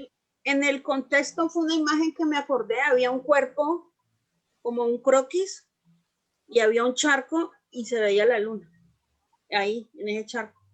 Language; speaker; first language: Spanish; native; Spanish